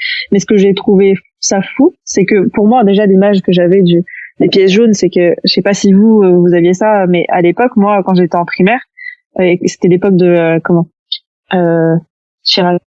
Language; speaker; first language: French; native; French